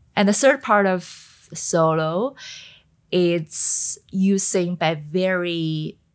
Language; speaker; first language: English; non-native, fluent; Chinese